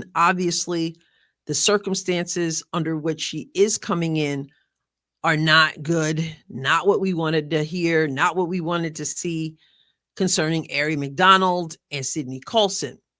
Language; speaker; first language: English; native; English